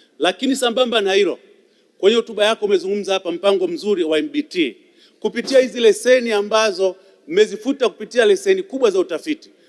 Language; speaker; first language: Swahili; native; Swahili